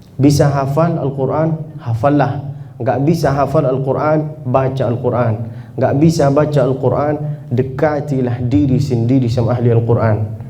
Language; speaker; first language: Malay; non-native, fluent; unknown